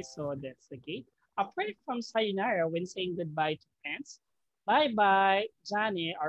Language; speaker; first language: English; non-native, local second language; Filipino